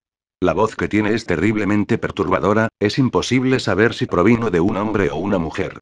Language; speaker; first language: Spanish; native; Spanish